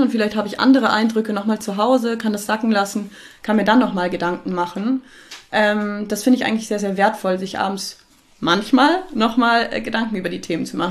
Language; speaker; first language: German; native; German